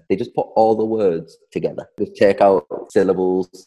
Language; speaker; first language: English; native; English